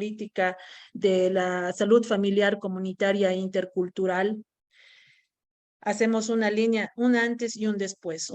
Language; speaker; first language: Spanish; native; Spanish